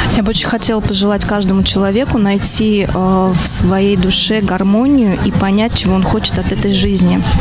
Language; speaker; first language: Russian; native; Russian